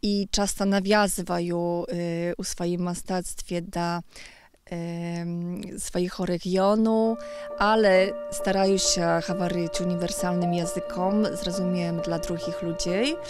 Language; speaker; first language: Polish; non-native, local second language; Belarusian